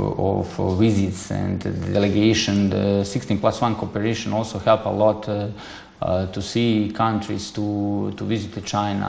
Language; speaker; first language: English; non-native, fluent; Serbian